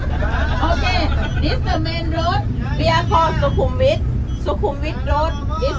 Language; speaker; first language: English; non-native, learner; Thai